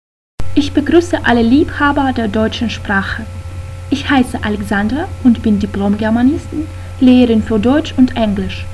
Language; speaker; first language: German; non-native, fluent; Russian